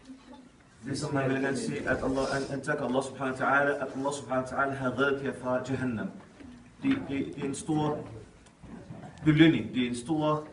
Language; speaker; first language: Danish; non-native, fluent; Arabic